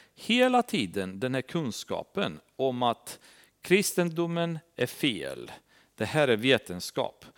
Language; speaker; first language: Swedish; non-native, fluent; Romanian